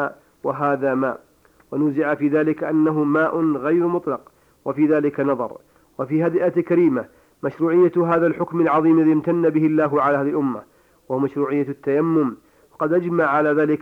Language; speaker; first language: Arabic; native; Arabic